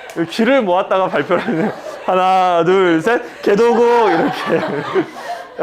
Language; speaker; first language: Korean; native; Korean